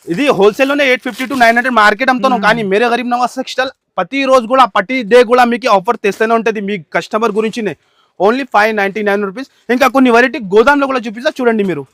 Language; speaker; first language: Telugu; non-native, local second language; Urdu